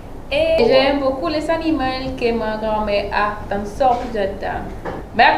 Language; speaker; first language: French; non-native, learner; Spanish